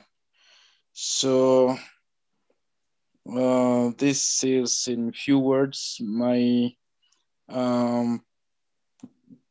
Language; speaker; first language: English; non-native, fluent; French